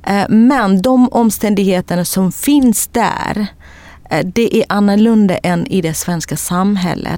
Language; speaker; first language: Swedish; non-native, fluent; Kurdish